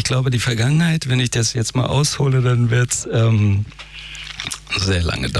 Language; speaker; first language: German; early bilingual, other home language; Persian